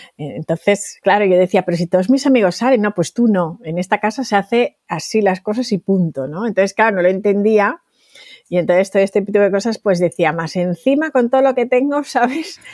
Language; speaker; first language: Spanish; native; Spanish